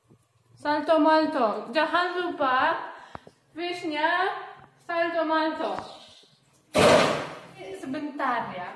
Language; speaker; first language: Indonesian; non-native, learner; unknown